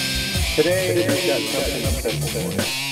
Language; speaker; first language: English; native; English